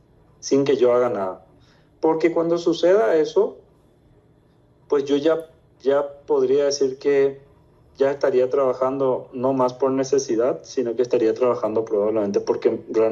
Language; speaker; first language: Spanish; native; Spanish